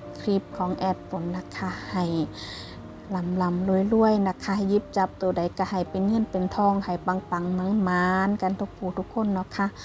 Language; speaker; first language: Thai; non-native, local second language; Northeastern Thai